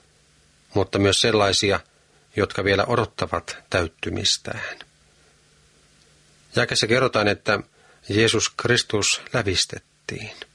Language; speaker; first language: Finnish; native; Finnish